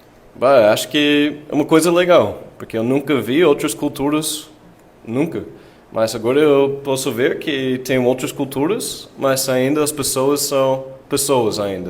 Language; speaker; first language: Portuguese; non-native, fluent; English